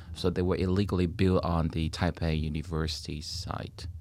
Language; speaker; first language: English; non-native, fluent; Chinese